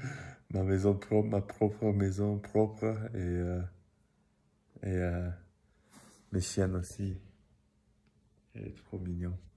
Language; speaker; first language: French; non-native, learner; English